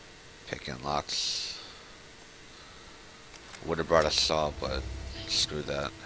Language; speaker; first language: English; native; English